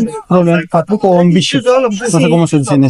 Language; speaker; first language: Spanish; non-native, learner; Turkish